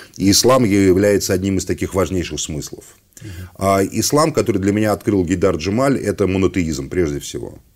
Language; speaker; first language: Russian; native; Russian